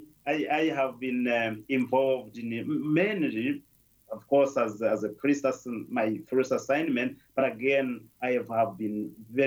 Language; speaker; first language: English; non-native, local second language; Kinyarwanda